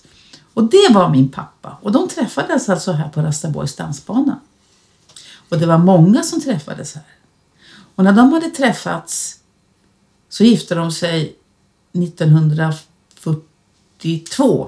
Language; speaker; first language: Swedish; native; Swedish